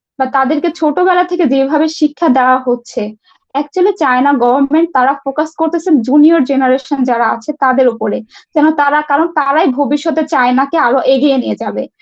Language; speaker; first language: Bangla; native; Bangla